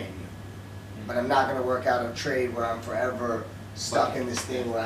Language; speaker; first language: English; native; English